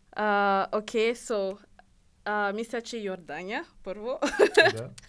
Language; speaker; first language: Bulgarian; non-native, learner; Rundi